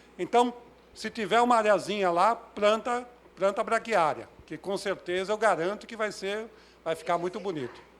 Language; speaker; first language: Portuguese; native; Portuguese